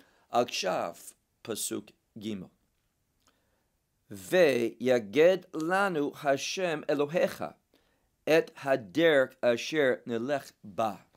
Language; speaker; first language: Hebrew; non-native, fluent; English